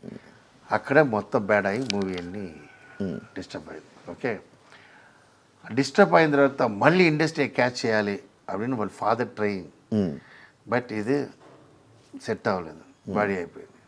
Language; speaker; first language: Telugu; non-native, learner; Tamil